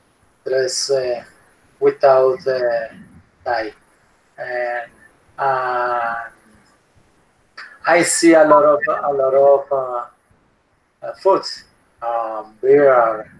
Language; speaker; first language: English; non-native, learner; Spanish